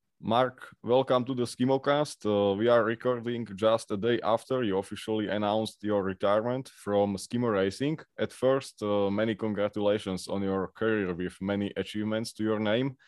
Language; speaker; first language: English; non-native, fluent; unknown